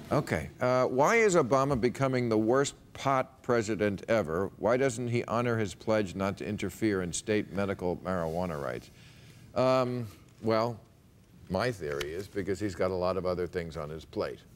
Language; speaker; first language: English; native; English